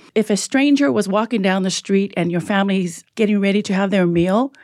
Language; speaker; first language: English; early bilingual, other home language; Tongan